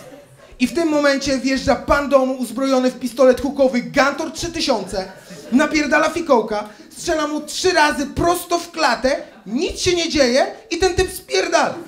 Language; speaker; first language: Polish; native; Polish